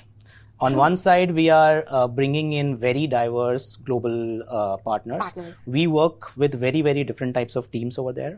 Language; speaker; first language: English; non-native, local second language; Gujarati